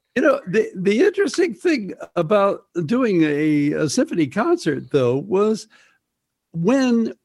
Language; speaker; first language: English; native; English